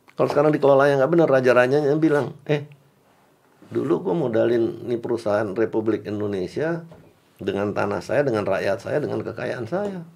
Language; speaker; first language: Indonesian; native; Indonesian